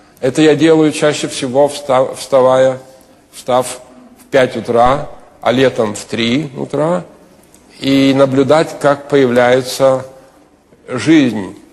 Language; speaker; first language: Russian; non-native, local second language; Lithuanian